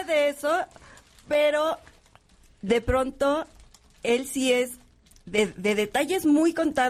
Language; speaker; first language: Spanish; native; Spanish